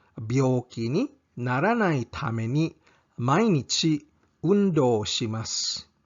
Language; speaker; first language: Japanese; non-native, fluent; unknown